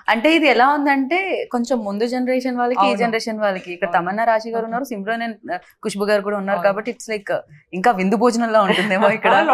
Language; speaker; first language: Telugu; native; Telugu